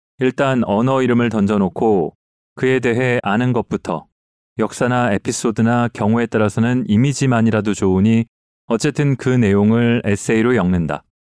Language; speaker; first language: Korean; native; Korean